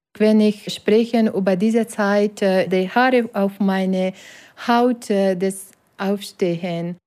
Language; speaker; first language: German; non-native, learner; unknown